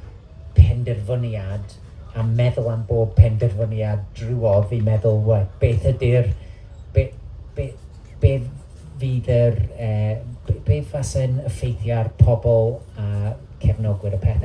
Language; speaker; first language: Welsh; non-native, local second language; English